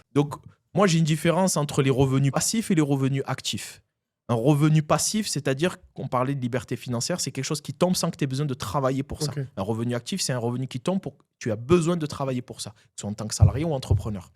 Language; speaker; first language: French; native; French